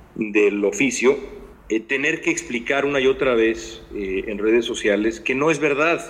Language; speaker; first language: Spanish; native; Spanish